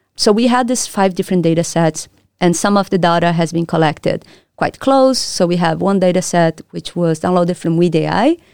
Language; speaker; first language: English; non-native, fluent; Portuguese